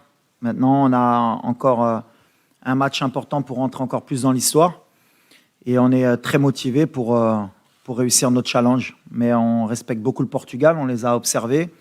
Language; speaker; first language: French; native; French